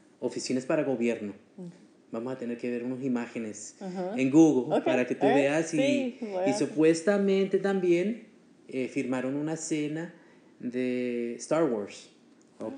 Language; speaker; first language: Spanish; early bilingual, heritage; Spanish